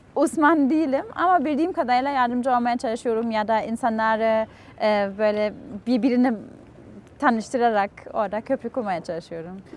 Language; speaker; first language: Turkish; non-native, fluent; German